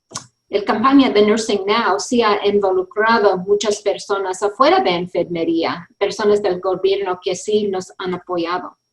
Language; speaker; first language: Spanish; early bilingual, heritage; English